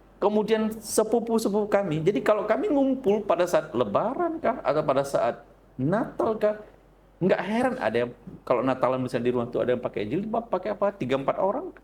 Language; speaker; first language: Indonesian; native; Indonesian